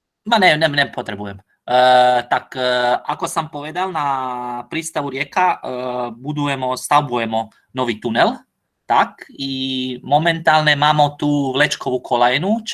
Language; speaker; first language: Slovak; non-native, learner; Croatian